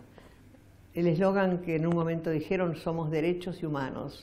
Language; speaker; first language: Spanish; native; Spanish